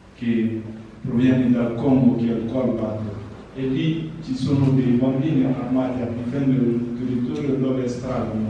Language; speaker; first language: Italian; non-native, fluent; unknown